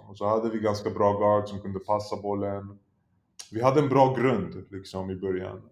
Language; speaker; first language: Swedish; early bilingual, other home language; Polish